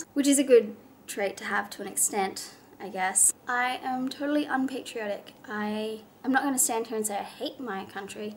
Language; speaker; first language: English; native; English